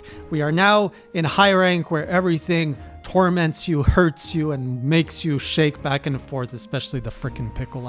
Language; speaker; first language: English; native; English